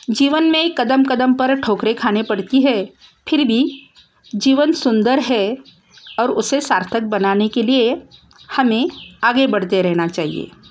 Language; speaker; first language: Hindi; non-native, local second language; Marathi